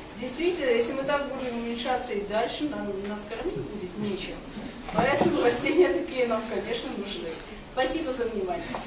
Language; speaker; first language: Russian; non-native, local second language; Georgian